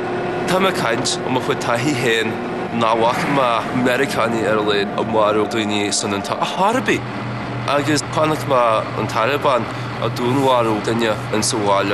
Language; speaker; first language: Irish; non-native, fluent; English